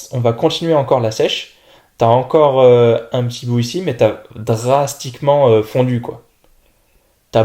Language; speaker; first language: French; native; French